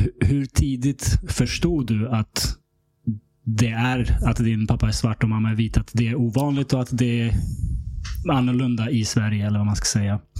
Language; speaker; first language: Swedish; early bilingual, other home language; Serbian